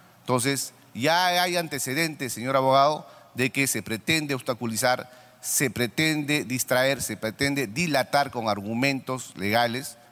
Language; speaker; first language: Spanish; native; Spanish